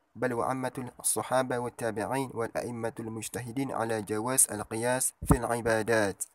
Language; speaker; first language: Arabic; non-native, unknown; Malay